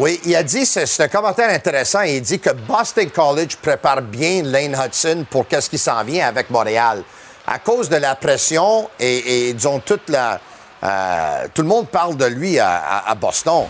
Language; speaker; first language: French; native; French